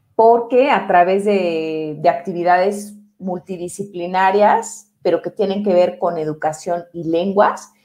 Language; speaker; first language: Spanish; native; Spanish